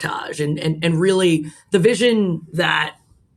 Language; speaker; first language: English; native; English